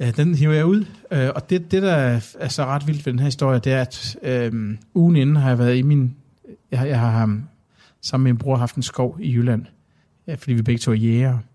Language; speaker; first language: Danish; native; Danish